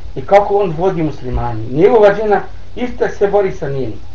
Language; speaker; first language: Bosnian; non-native, learner; Arabic